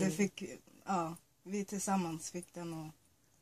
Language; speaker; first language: Swedish; early bilingual, other home language; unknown